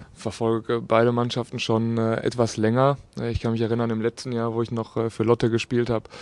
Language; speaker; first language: German; native; German